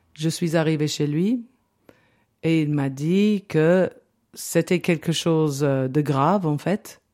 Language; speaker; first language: French; non-native, fluent; English